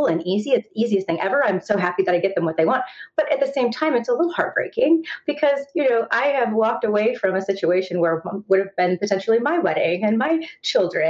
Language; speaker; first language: English; native; English